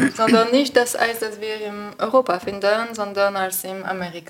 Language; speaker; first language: German; non-native, learner; French